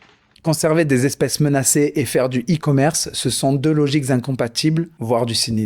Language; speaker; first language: French; native; French